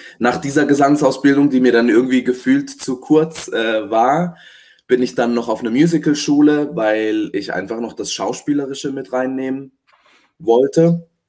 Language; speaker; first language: German; early bilingual, other home language; Italian